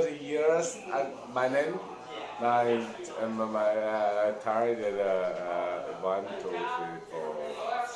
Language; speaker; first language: English; non-native, learner; Chinese